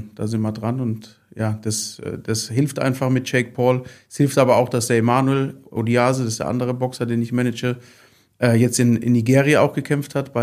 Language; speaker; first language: German; native; German